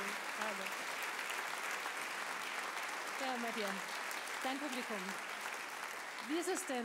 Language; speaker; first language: German; native; German